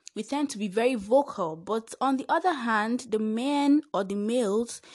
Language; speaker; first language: English; non-native, local second language; Igbo